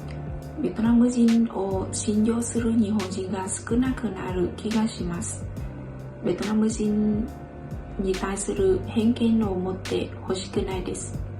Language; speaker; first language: Japanese; non-native, learner; Vietnamese